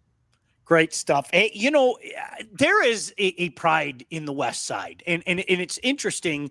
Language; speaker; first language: English; native; English